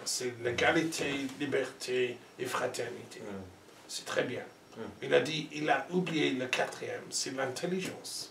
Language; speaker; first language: French; non-native, learner; English